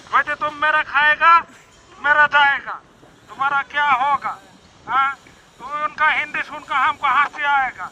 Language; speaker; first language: Hindi; non-native, local second language; Bangla